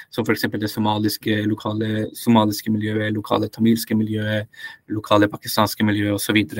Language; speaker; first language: Norwegian; early bilingual, other home language; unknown